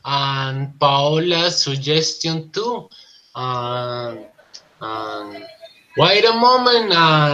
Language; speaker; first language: English; non-native, learner; Spanish